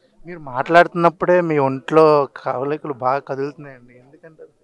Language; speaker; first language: Telugu; native; Telugu